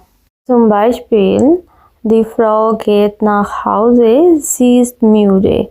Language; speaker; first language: German; non-native, fluent; Urdu